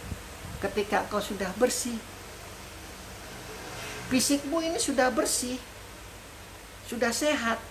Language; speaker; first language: Indonesian; native; Indonesian